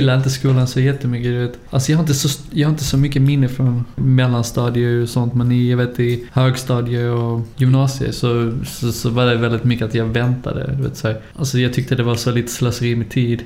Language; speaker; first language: Swedish; native; Swedish